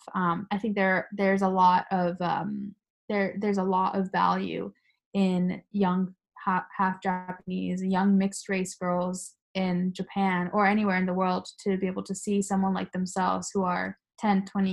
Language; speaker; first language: English; early bilingual, other home language; Japanese